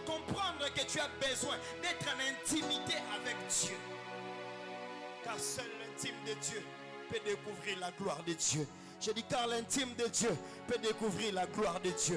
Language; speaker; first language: French; non-native, local second language; Lingala